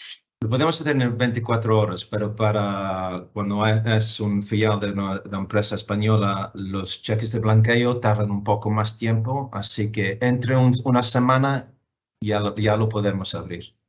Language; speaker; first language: Spanish; non-native, fluent; English